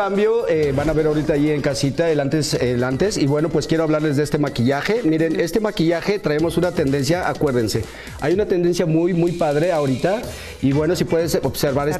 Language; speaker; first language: Spanish; native; Spanish